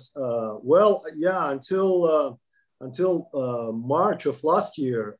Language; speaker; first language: English; non-native, fluent; Kazakh